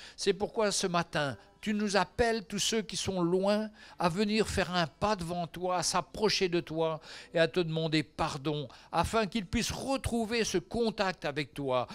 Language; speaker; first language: French; native; French